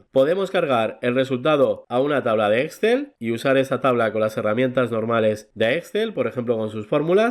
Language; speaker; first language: Spanish; native; Spanish